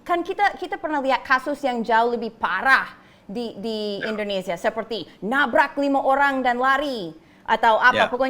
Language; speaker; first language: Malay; non-native, fluent; English